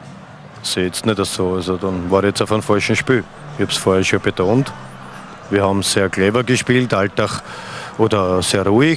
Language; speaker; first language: German; native; German